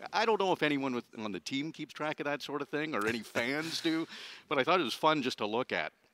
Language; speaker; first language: English; native; English